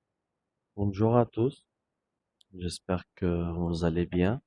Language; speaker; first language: French; non-native, fluent; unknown